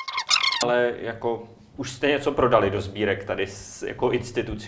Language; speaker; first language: Czech; native; Czech